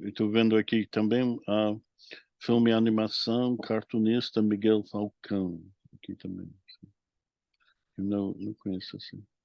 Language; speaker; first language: Portuguese; non-native, fluent; English